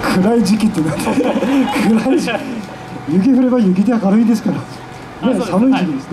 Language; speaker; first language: Japanese; native; Japanese